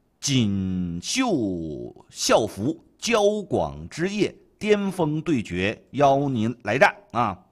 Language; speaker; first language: Chinese; native; Chinese